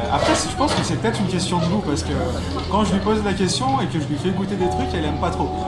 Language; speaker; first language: French; native; French